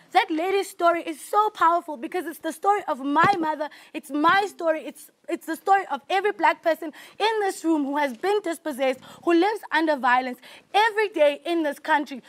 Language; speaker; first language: English; non-native, local second language; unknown